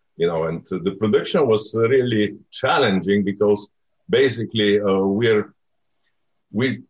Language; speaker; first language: English; non-native, fluent; Bulgarian